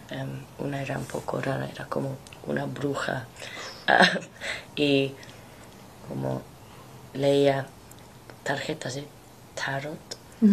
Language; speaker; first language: Spanish; non-native, fluent; English